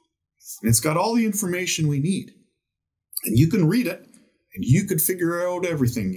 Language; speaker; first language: English; native; English